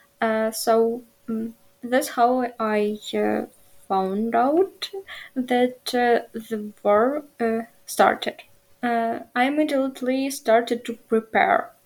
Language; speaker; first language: English; non-native, learner; Ukrainian